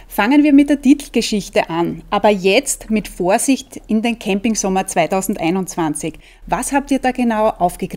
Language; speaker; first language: German; native; German